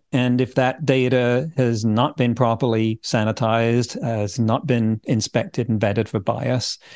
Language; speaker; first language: English; native; English